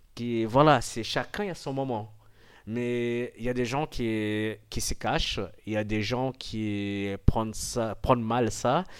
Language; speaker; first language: French; non-native, fluent; Portuguese